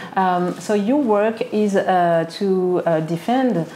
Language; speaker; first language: English; non-native, fluent; French